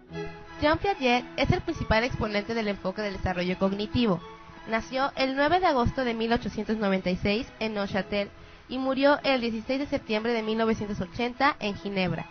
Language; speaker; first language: Spanish; native; Spanish